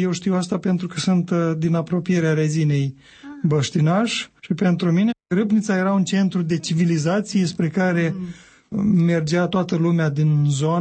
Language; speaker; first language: Romanian; native; Romanian